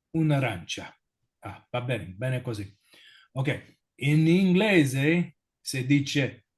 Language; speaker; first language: Italian; non-native, learner; English